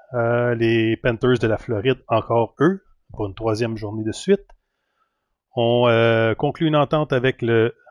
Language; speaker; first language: French; native; French